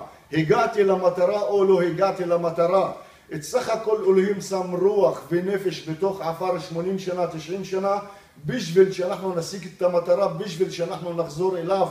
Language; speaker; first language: Hebrew; non-native, local second language; Arabic